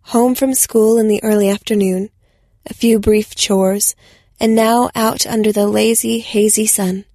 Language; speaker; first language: English; native; English